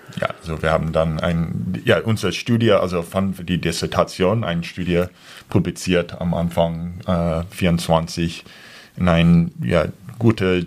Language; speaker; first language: German; non-native, fluent; English